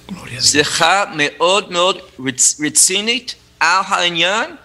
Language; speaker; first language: Hebrew; non-native, fluent; English